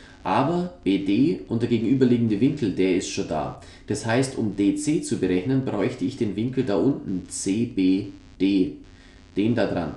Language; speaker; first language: German; native; German